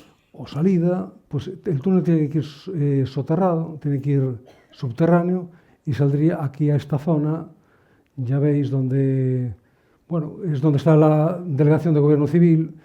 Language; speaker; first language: Spanish; native; Spanish